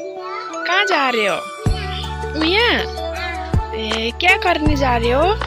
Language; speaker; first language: Hindi; non-native, local second language; Bodo